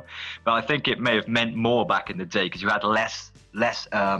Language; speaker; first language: English; native; English